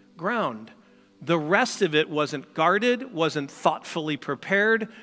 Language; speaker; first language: English; native; English